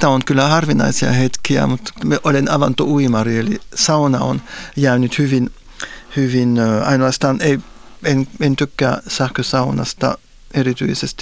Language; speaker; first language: Finnish; non-native, fluent; French